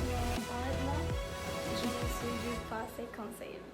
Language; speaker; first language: French; non-native, learner; Spanish